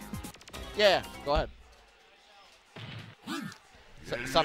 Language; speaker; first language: English; native; English